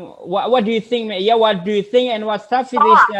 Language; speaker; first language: English; non-native, fluent; Indonesian